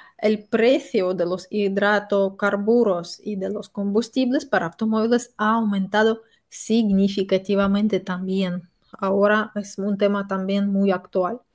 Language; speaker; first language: Spanish; non-native, fluent; Russian